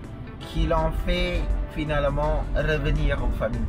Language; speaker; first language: French; non-native, fluent; Indonesian